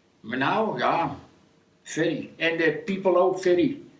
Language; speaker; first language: English; non-native, learner; Dutch